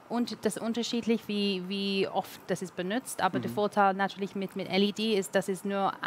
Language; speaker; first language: German; non-native, learner; English